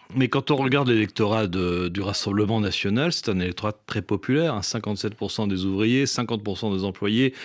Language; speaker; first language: French; native; French